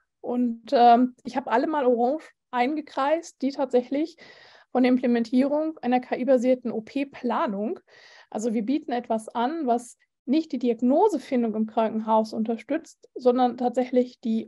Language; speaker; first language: German; native; German